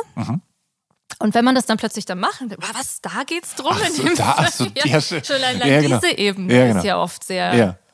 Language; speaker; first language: German; native; German